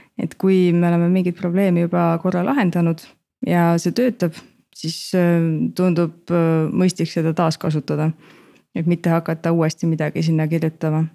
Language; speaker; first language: Estonian; native; Estonian